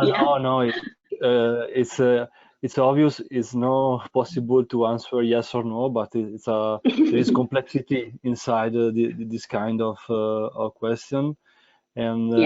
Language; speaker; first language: English; non-native, fluent; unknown